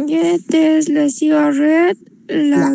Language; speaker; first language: French; non-native, learner; Spanish